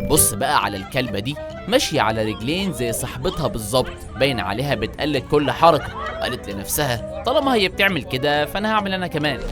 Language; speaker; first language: Arabic; native; Arabic